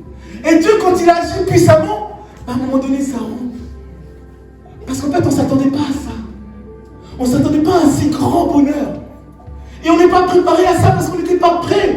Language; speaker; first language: French; native; French